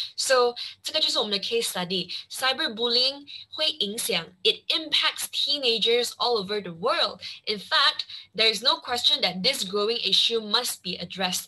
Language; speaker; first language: English; non-native, local second language; Chinese